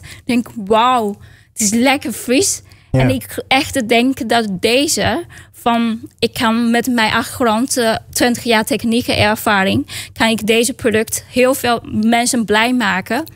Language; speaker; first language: Dutch; non-native, learner; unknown